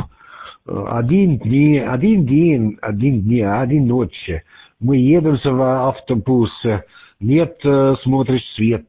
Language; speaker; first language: Russian; non-native, learner; German